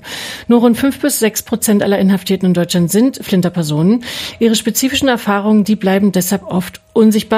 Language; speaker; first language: German; native; German